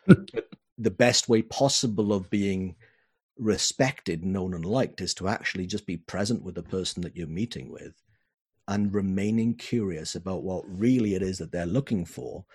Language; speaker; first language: English; native; English